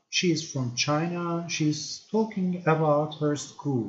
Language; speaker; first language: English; non-native, fluent; Turkish